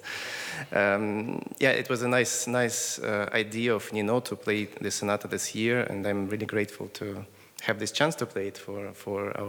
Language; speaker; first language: English; non-native, fluent; Russian